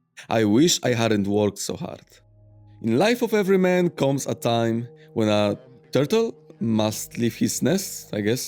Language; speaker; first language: English; non-native, fluent; Polish